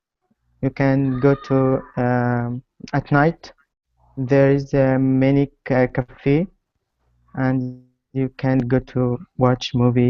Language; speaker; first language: English; non-native, learner; Arabic